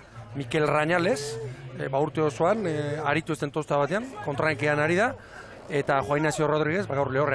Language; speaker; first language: Basque; native; Basque